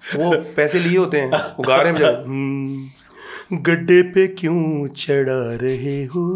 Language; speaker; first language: Hindi; native; Hindi